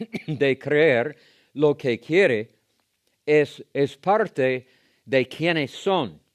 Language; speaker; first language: Spanish; non-native, fluent; English